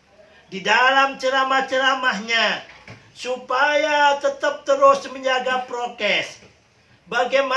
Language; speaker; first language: Indonesian; native; Indonesian